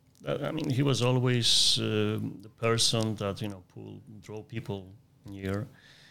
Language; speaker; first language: English; non-native, fluent; Polish